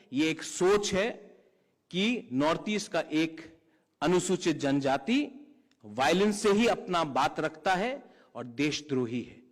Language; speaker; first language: Hindi; non-native, local second language; Kok Borok